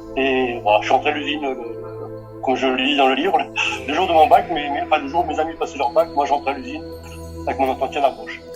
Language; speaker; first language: French; early bilingual, other home language; Portuguese